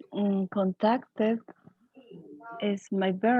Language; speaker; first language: English; non-native, learner; Spanish